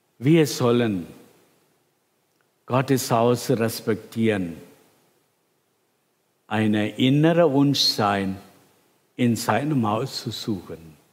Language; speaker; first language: German; non-native, fluent; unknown